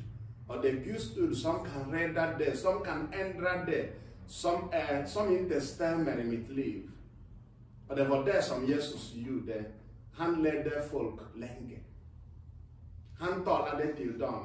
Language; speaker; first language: Swedish; non-native, fluent; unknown